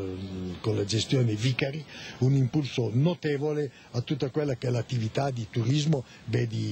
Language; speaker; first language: Italian; native; Italian